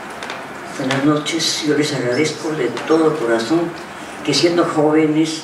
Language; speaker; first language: Spanish; native; Spanish